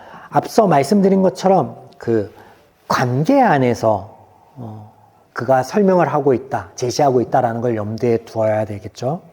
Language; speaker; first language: Korean; native; Korean